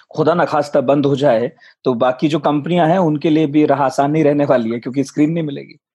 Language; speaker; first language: Hindi; native; Hindi